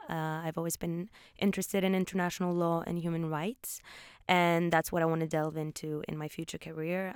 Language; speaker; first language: English; early bilingual, other home language; Polish